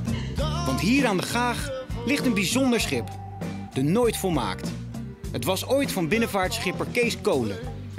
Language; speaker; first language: Dutch; native; Dutch